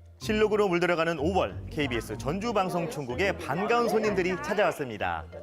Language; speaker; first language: Korean; native; Korean